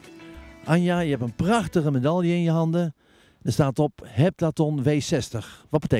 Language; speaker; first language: Dutch; native; Dutch